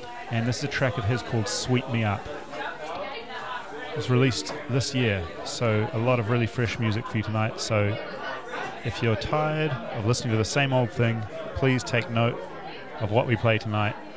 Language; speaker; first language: English; native; English